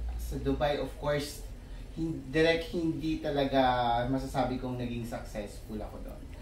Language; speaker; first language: Filipino; non-native, local second language; Bikol